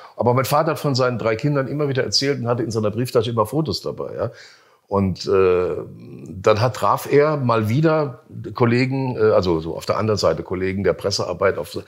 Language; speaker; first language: German; native; German